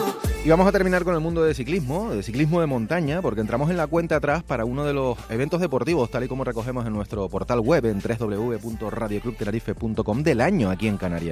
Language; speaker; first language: Spanish; native; Spanish